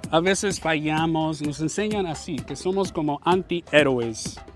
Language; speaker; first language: Spanish; early bilingual, heritage; Spanish